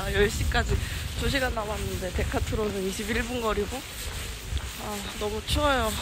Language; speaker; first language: Korean; native; Korean